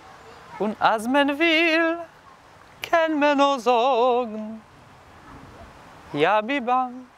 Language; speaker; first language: German; non-native, fluent; Hebrew